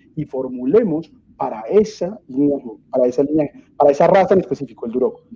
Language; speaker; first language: Spanish; native; Spanish